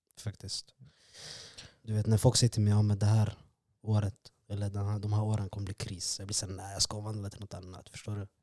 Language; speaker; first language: Swedish; early bilingual, other home language; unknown